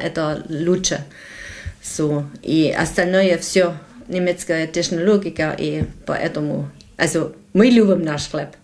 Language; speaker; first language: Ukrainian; non-native, learner; German